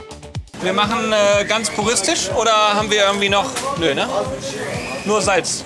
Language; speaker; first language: German; native; German